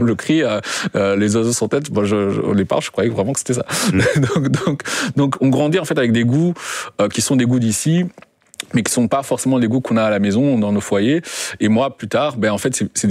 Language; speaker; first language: French; non-native, fluent; Kinyarwanda